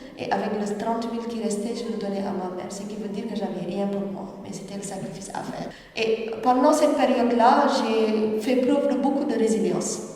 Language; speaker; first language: French; non-native, local second language; Wolof